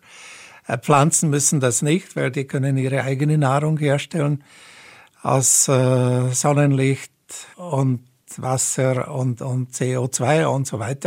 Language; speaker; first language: German; native; German